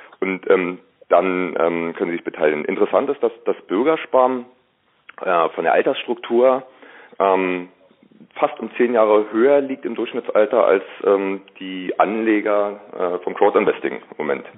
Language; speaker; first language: German; native; German